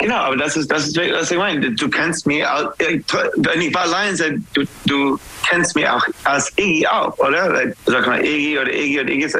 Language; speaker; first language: German; non-native, fluent; English